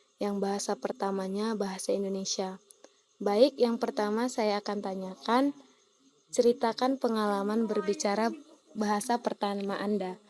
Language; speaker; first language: Indonesian; native; Indonesian